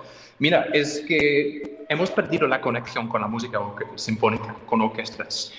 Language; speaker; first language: Spanish; non-native, fluent; English